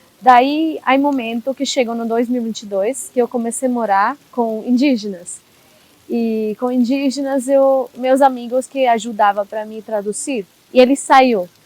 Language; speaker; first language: Portuguese; non-native, learner; Hindi